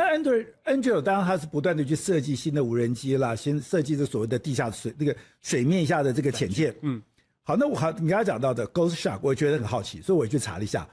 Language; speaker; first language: Chinese; native; Chinese